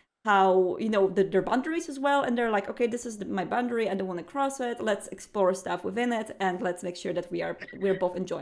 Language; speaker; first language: English; non-native, fluent; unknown